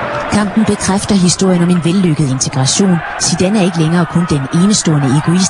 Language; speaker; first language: Danish; native; Danish